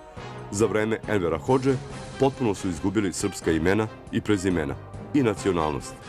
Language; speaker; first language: Bosnian; native; Bosnian